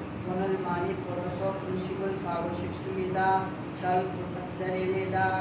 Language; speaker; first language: Korean; non-native, learner; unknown